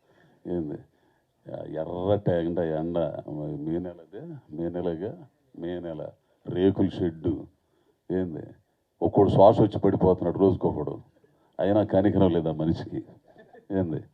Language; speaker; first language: Telugu; native; Telugu